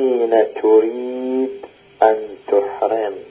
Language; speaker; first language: Arabic; native; Arabic